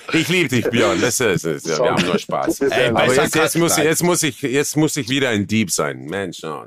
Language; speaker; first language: German; non-native, fluent; Croatian